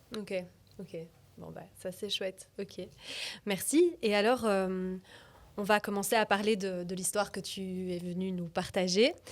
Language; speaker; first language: French; native; French